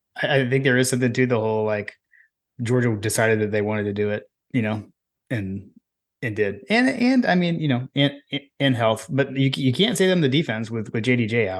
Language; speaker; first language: English; native; English